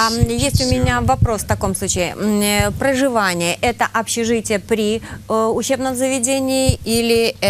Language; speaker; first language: Russian; native; Russian